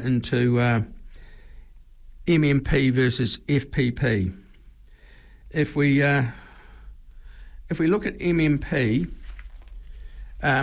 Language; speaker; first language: English; native; English